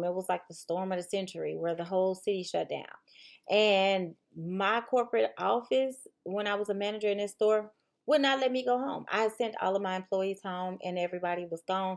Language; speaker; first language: English; native; English